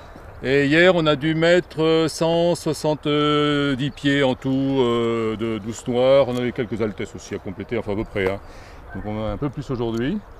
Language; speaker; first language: French; native; French